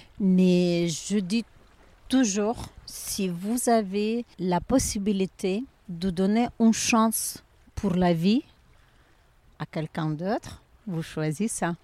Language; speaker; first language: French; non-native, learner; Ukrainian